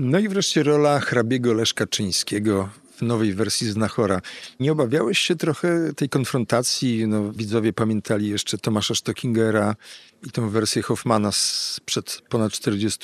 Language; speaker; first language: Polish; native; Polish